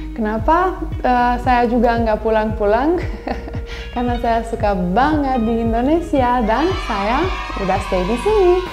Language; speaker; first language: Indonesian; non-native, learner; Romanian